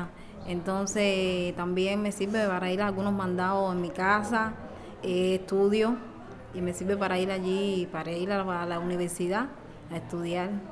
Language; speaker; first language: Spanish; native; Spanish